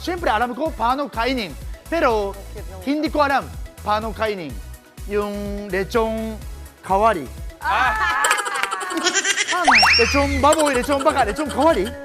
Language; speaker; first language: Filipino; non-native, learner; Japanese